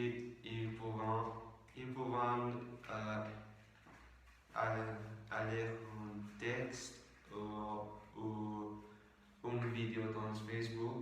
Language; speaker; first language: French; non-native, learner; Spanish